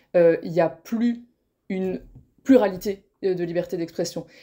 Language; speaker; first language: French; native; French